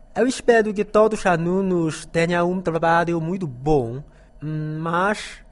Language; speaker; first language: Portuguese; non-native, learner; Chinese